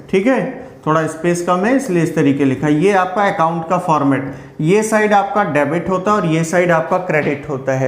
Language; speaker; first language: Hindi; native; Hindi